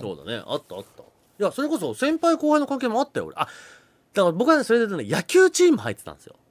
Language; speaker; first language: Japanese; native; Japanese